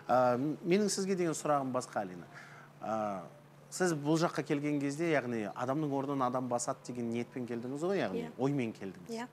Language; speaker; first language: Kazakh; native; Kazakh